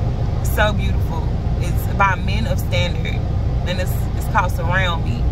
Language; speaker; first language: English; native; English